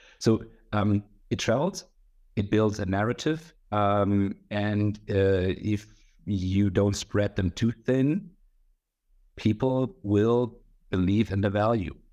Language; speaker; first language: English; non-native, fluent; German